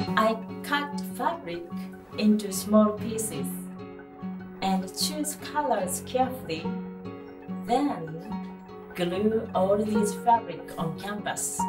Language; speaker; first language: English; non-native, fluent; Japanese